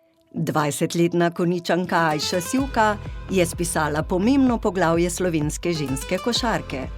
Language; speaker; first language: Slovenian; native; Slovenian